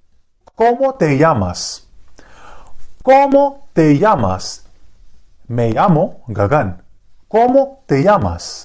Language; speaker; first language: Spanish; non-native, fluent; Hindi